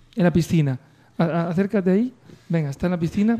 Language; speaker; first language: Spanish; native; Spanish